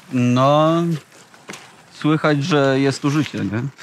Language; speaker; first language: Polish; native; Polish